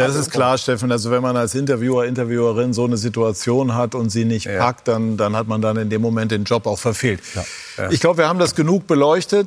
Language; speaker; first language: German; native; German